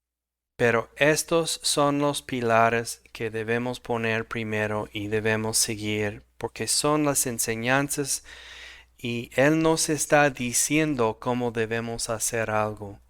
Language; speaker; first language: Spanish; non-native, fluent; English